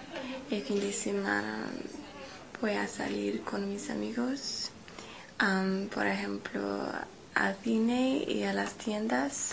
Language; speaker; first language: Spanish; non-native, learner; English